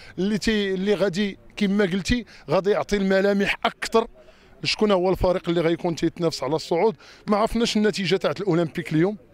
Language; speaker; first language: Arabic; native; Arabic